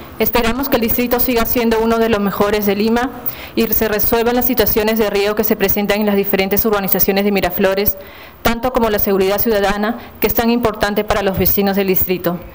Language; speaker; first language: Spanish; native; Spanish